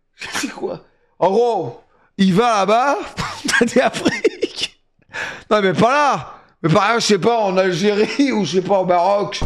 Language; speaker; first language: French; native; French